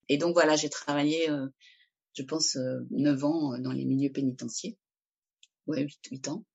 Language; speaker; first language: French; early bilingual, other home language; Spanish